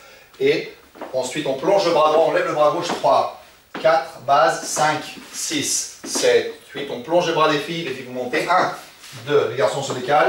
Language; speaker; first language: French; native; French